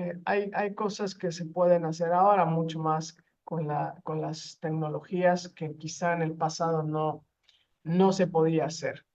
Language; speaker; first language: Spanish; native; Spanish